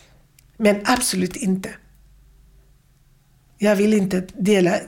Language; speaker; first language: Swedish; non-native, fluent; Kurdish